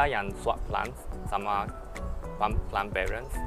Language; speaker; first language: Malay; non-native, local second language; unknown